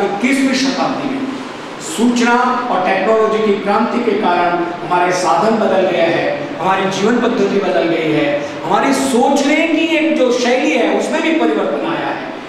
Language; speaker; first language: Hindi; non-native, local second language; Gujarati